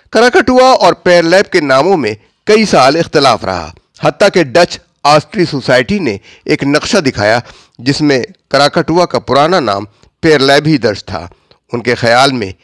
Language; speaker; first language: Urdu; native; Urdu